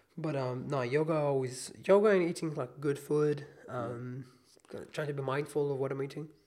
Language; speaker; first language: English; non-native, fluent; Hebrew